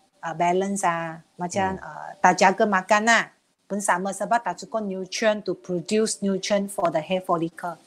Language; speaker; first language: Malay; non-native, local second language; Chinese